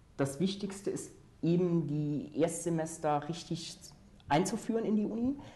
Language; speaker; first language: German; native; German